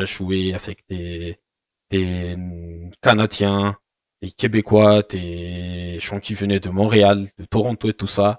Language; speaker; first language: French; non-native, local second language; Malagasy